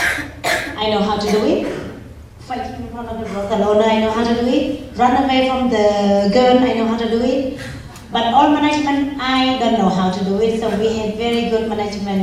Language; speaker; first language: English; non-native, learner; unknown